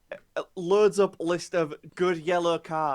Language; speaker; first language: English; native; English